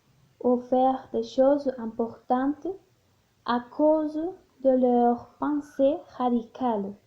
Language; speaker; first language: French; non-native, learner; Spanish